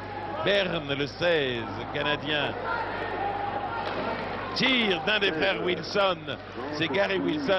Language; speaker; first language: French; native; French